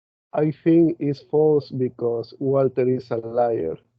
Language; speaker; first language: English; non-native, learner; Spanish